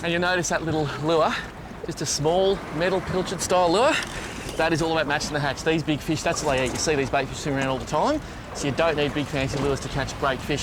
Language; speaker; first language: English; native; English